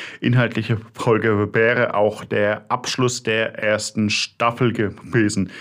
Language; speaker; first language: German; native; German